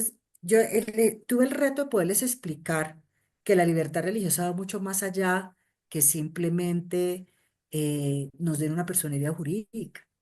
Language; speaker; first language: Spanish; native; Spanish